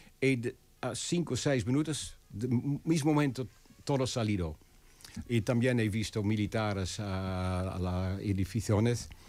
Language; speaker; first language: Spanish; non-native, learner; Dutch